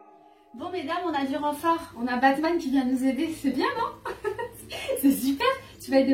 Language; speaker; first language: French; native; French